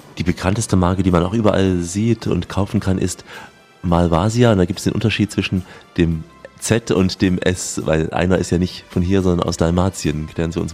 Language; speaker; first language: German; native; German